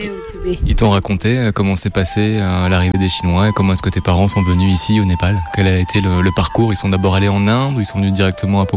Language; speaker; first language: French; native; French